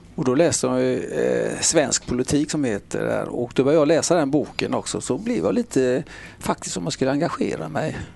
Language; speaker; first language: Swedish; native; Swedish